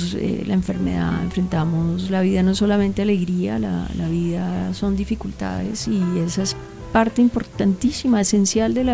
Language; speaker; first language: Spanish; native; Spanish